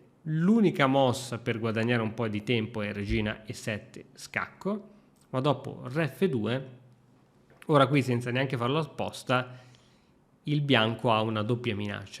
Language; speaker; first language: Italian; native; Italian